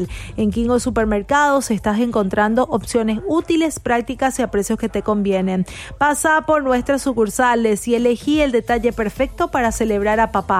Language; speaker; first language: Spanish; native; Spanish